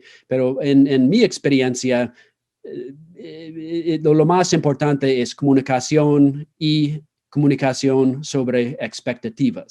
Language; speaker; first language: Spanish; non-native, fluent; English